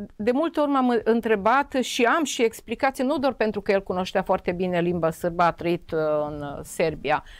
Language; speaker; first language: Romanian; non-native, local second language; Serbian